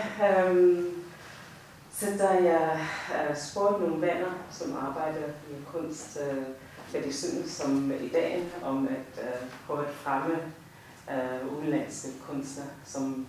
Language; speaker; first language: Danish; non-native, fluent; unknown